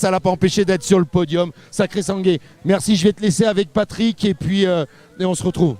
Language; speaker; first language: French; native; French